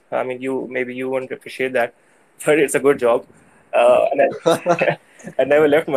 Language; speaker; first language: English; non-native, local second language; Urdu